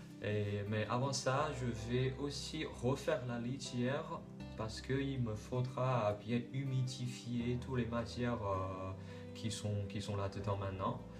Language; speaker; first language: French; non-native, learner; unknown